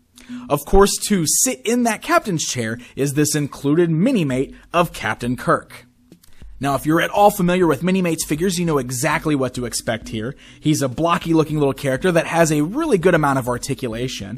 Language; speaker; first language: English; native; English